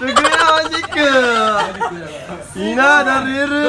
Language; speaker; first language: Japanese; non-native, learner; Cebuano